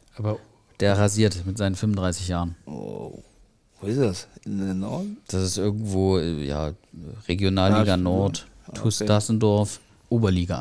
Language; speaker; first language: German; native; German